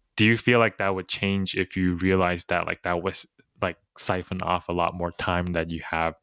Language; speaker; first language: English; early bilingual, other home language; Chinese